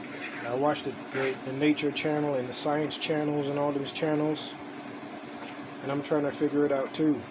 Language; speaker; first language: English; native; English